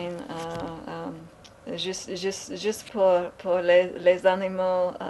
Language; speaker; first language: French; non-native, learner; English